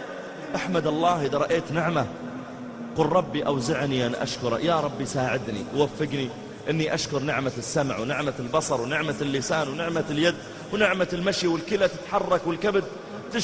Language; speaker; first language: Arabic; native; Arabic